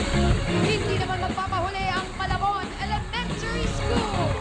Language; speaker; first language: Filipino; native; Filipino